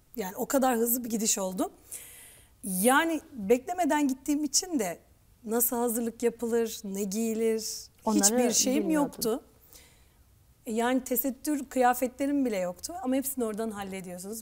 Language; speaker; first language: Turkish; native; Turkish